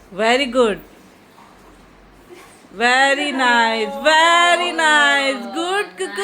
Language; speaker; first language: English; non-native, local second language; Hindi